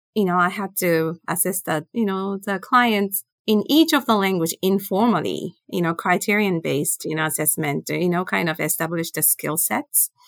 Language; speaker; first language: English; non-native, fluent; Japanese